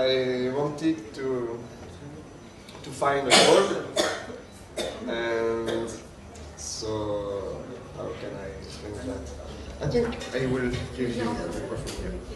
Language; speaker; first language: English; non-native, learner; French